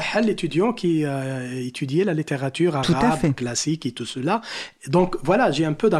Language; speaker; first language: French; non-native, local second language; Arabic